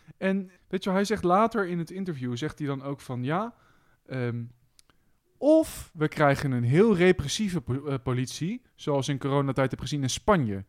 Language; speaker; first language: Dutch; native; Dutch